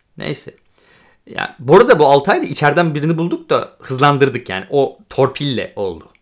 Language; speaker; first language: Turkish; native; Turkish